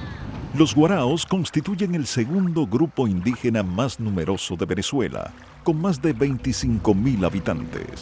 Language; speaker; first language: Spanish; native; Spanish